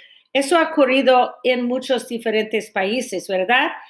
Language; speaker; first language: Spanish; non-native, fluent; English